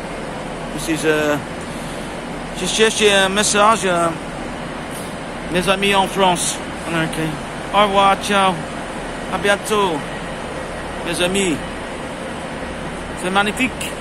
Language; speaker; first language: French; non-native, learner; English